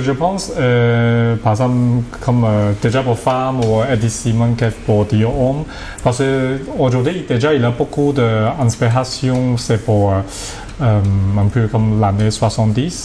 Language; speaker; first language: French; non-native, learner; Cantonese